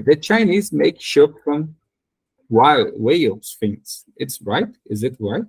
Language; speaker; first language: English; non-native, learner; Portuguese